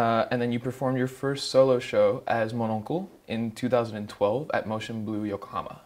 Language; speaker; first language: English; early bilingual, other home language; Japanese